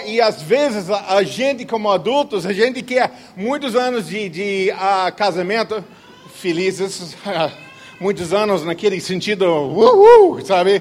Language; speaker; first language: Portuguese; non-native, fluent; English